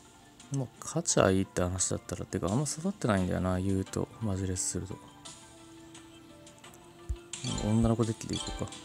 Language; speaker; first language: Japanese; native; Japanese